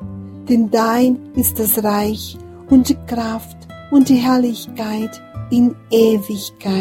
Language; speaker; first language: German; non-native, fluent; Portuguese